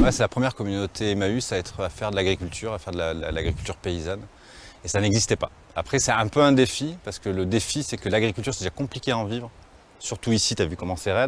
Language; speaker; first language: French; native; French